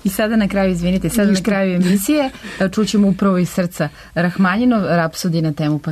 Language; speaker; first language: Serbian; native; Serbian